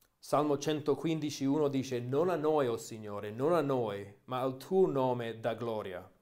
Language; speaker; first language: Italian; non-native, fluent; English